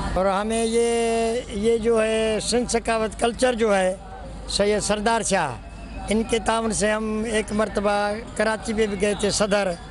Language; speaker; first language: Urdu; non-native, local second language; Sindhi